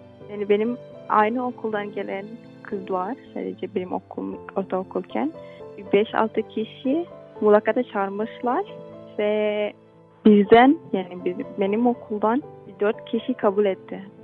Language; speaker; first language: Turkish; non-native, fluent; Indonesian